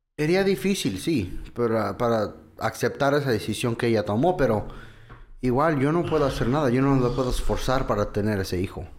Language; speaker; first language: Spanish; early bilingual, heritage; English